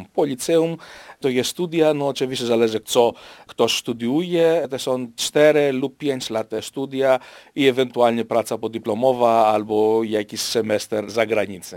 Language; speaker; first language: Polish; non-native, fluent; Greek